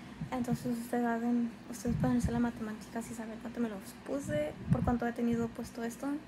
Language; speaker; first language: Spanish; early bilingual, heritage; Spanish